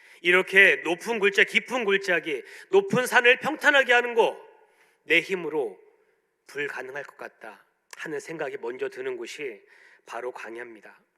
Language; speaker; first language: Korean; native; Korean